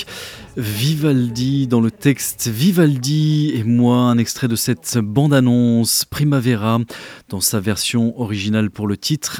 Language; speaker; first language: French; native; French